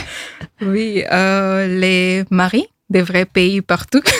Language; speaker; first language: French; non-native, learner; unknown